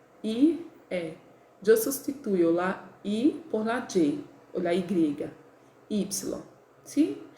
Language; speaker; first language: Spanish; non-native, fluent; Portuguese